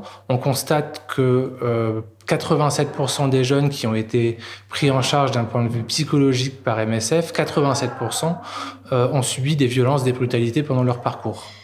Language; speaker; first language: French; native; French